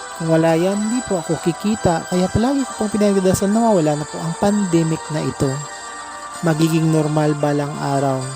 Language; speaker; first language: Filipino; non-native, local second language; Cebuano